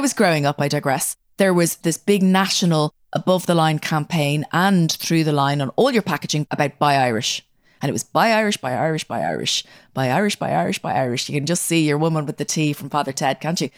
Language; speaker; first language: English; native; English